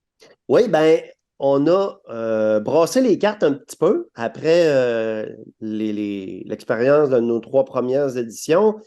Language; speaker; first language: French; native; French